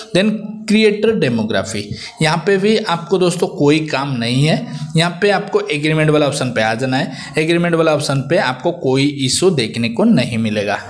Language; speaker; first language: Hindi; native; Hindi